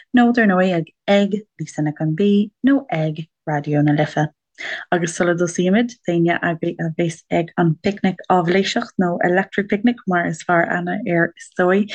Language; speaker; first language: Irish; native; Irish